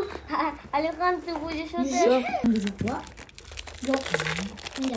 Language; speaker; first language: Russian; non-native, local second language; Kazakh